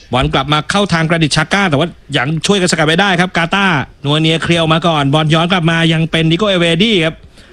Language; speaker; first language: Thai; native; Thai